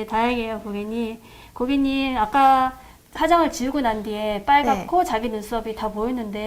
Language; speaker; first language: Korean; native; Korean